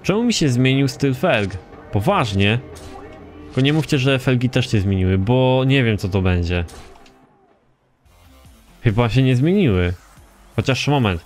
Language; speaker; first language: Polish; native; Polish